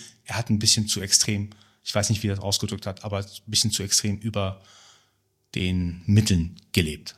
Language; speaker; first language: German; early bilingual, other home language; Persian